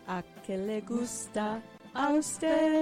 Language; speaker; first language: Spanish; non-native, learner; English